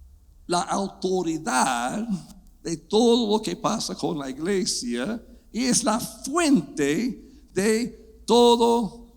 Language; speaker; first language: Spanish; non-native, fluent; English